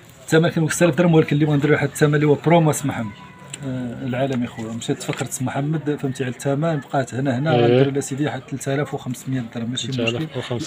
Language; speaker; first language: Arabic; native; Arabic